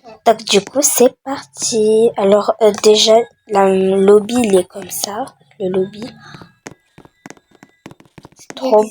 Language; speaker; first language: French; native; French